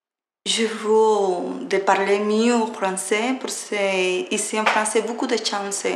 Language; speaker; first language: French; non-native, learner; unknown